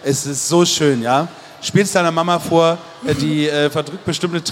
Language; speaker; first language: German; native; German